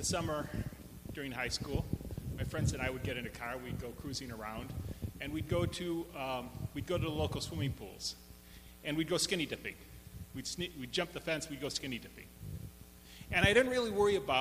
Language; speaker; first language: English; native; English